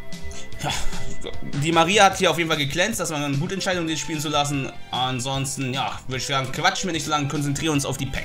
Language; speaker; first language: German; native; German